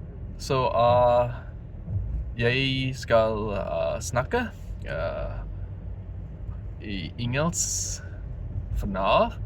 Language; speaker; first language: Norwegian; non-native, learner; Japanese